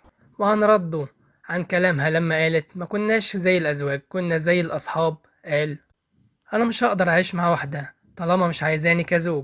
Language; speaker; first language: Arabic; native; Arabic